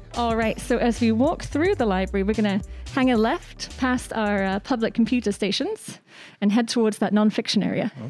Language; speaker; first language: English; native; English